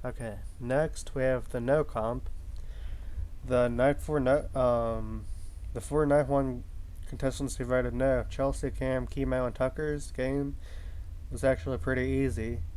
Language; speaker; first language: English; native; English